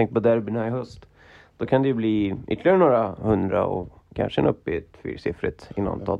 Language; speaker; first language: Swedish; native; Swedish